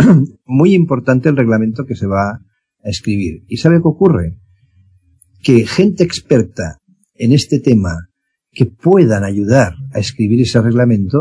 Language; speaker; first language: Spanish; native; Spanish